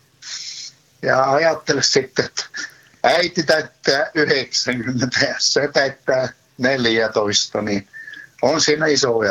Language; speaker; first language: Finnish; native; Finnish